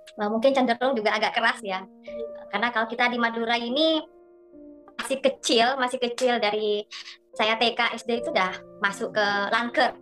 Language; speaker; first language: Indonesian; non-native, local second language; Madurese